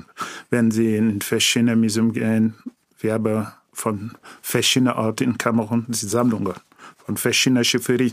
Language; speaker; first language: German; non-native, learner; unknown